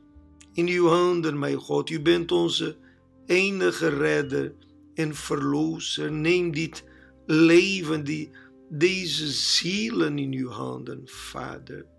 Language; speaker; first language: Dutch; non-native, learner; Portuguese